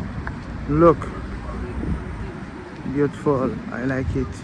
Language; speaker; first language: English; non-native, learner; Portuguese